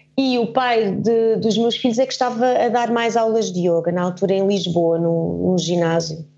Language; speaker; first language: Portuguese; early bilingual, heritage; Portuguese